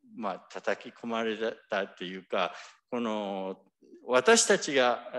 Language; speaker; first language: Japanese; early bilingual, other home language; English